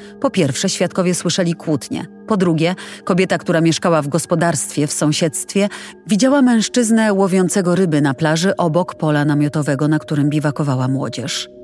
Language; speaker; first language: Polish; native; Polish